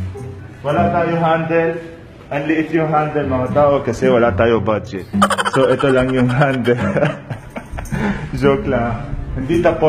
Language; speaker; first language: Filipino; non-native, learner; Arabic